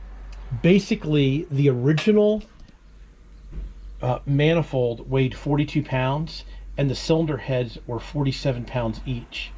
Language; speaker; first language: English; native; English